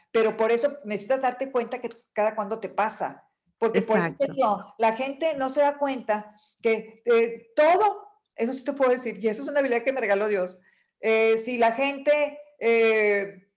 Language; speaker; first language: Spanish; native; Spanish